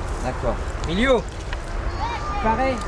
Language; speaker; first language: French; native; French